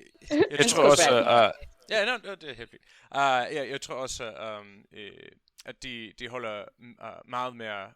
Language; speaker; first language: Danish; non-native, learner; English